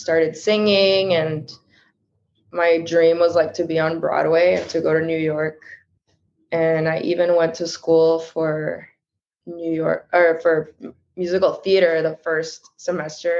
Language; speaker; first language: English; early bilingual, other home language; Spanish